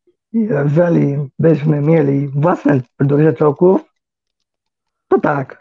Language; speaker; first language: Polish; early bilingual, heritage; Polish